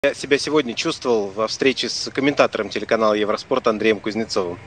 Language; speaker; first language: Russian; native; Russian